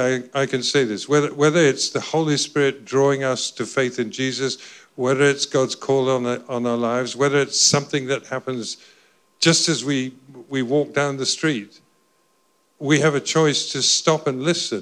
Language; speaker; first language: English; native; English